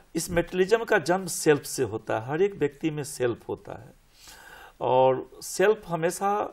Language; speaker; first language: Hindi; native; Hindi